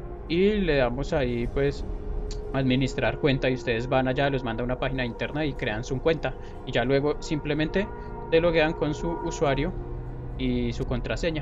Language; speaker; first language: Spanish; native; Spanish